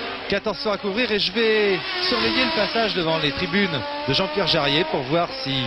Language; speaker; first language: French; native; French